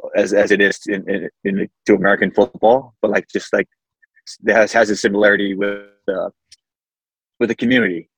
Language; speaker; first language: English; early bilingual, other home language; Samoan